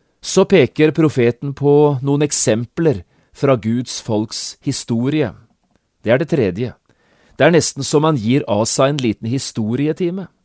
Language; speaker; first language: Norwegian; native; Norwegian